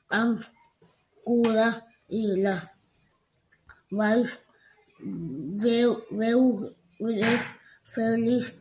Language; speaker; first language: Catalan; non-native, local second language; Spanish